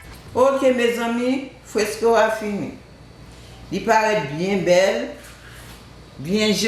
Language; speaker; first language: French; non-native, local second language; Haitian Creole